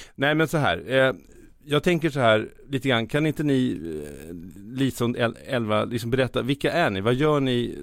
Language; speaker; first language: Swedish; native; Swedish